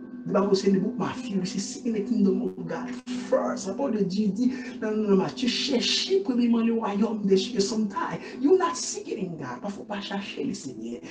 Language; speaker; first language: English; non-native, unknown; Haitian Creole